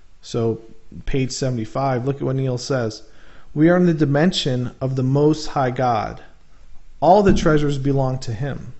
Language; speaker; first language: English; native; English